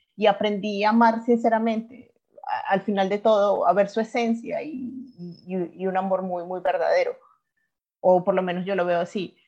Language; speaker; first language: Spanish; native; Spanish